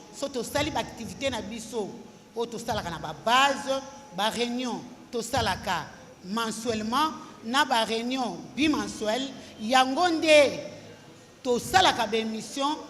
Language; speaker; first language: Lingala; native; Lingala